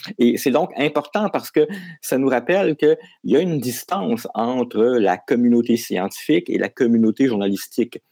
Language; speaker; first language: French; native; French